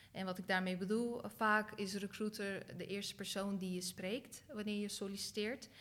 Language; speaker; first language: Dutch; early bilingual, other home language; Turkish